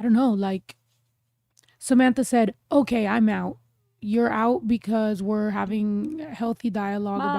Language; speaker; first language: English; early bilingual, other home language; Spanish